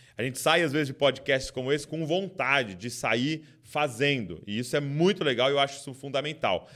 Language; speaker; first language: Portuguese; native; Portuguese